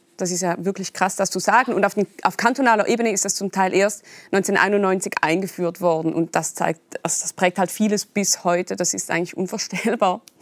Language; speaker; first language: German; native; German